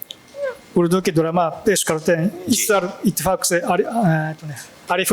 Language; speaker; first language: Hindi; non-native, fluent; Japanese